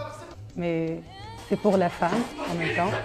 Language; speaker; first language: French; non-native, local second language; Arabic